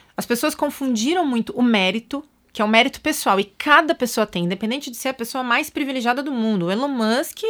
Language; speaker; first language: Portuguese; native; Portuguese